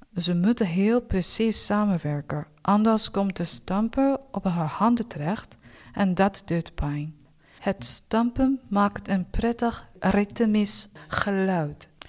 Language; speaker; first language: Dutch; non-native, fluent; Japanese